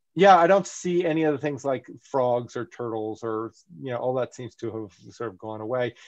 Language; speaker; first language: English; native; English